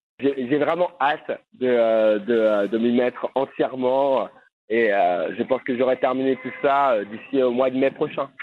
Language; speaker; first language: French; native; French